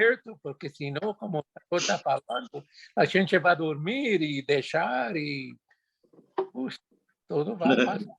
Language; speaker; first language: Portuguese; non-native, learner; Spanish